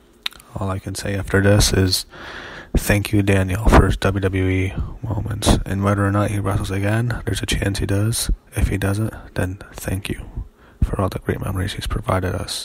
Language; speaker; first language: English; native; English